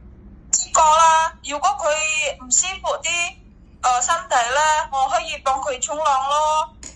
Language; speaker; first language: Cantonese; non-native, learner; Indonesian